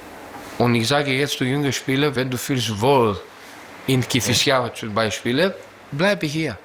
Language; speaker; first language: German; non-native, local second language; Greek